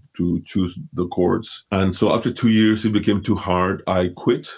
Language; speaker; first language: English; early bilingual, other home language; Spanish